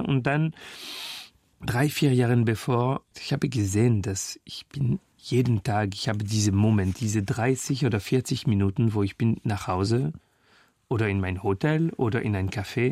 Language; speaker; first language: German; non-native, fluent; French